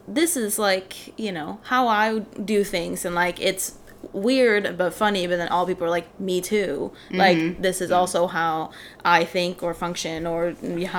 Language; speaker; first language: English; non-native, fluent; Swedish